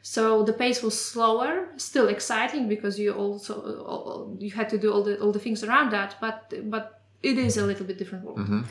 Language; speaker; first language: English; non-native, fluent; Polish